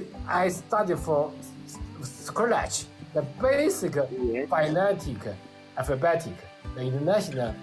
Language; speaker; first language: English; non-native, learner; Vietnamese